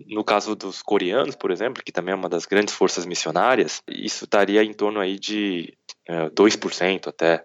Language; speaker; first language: Portuguese; early bilingual, other home language; Korean